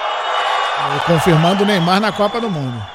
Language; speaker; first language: Portuguese; native; Portuguese